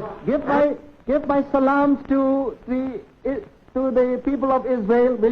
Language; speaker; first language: English; non-native, local second language; Burmese